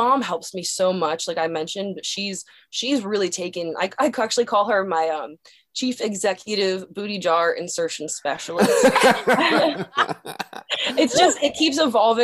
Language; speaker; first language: English; native; English